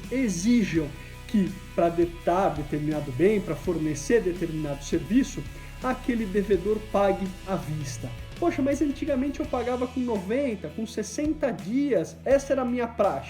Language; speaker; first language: Portuguese; native; Portuguese